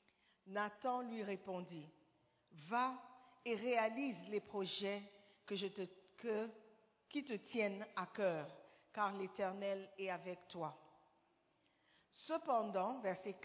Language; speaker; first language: French; non-native, fluent; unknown